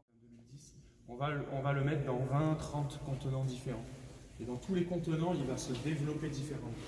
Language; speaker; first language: French; native; French